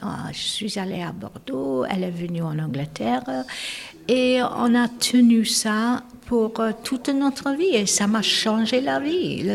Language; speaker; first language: French; non-native, fluent; English